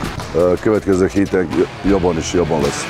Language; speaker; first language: Hungarian; non-native, learner; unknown